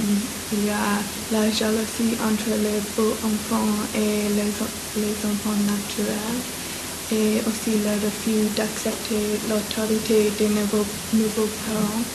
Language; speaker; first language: French; non-native, learner; English